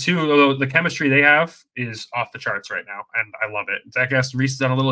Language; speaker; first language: English; native; English